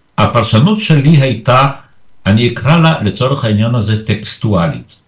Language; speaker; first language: Hebrew; early bilingual, other home language; Polish